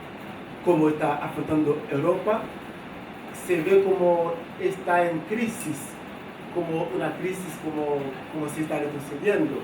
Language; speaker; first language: Spanish; non-native, fluent; Haitian Creole